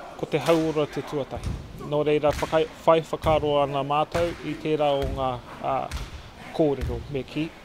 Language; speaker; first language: Māori; non-native, local second language; English